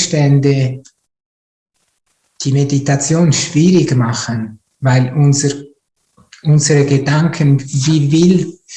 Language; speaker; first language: German; non-native, fluent; Italian